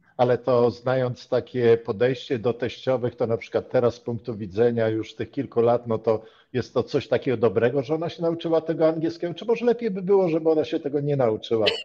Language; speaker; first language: Polish; native; Polish